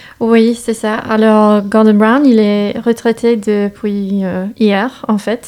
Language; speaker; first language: French; non-native, learner; English